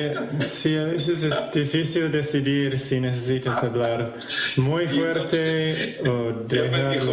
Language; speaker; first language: Spanish; non-native, fluent; English